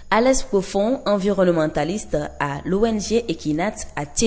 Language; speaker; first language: French; non-native, local second language; Ewe